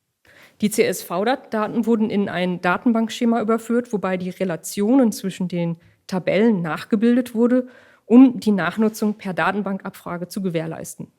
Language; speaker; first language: German; native; German